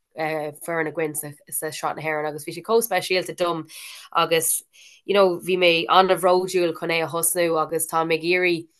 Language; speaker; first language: Irish; non-native, local second language; English